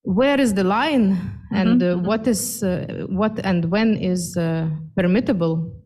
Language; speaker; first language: English; non-native, fluent; Lithuanian